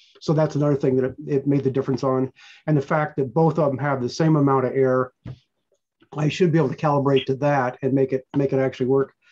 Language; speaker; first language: English; native; English